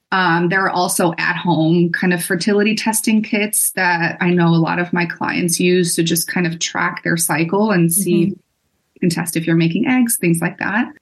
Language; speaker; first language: English; non-native, fluent; Dutch